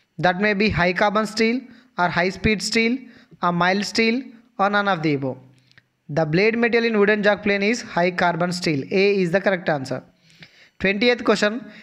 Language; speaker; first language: English; non-native, local second language; Telugu